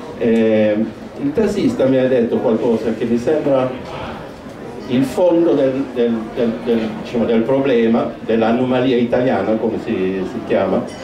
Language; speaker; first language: Italian; non-native, fluent; Swedish